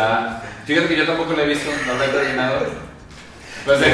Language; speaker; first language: Spanish; native; Spanish